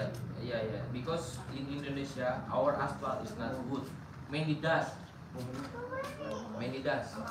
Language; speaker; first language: English; non-native, learner; Indonesian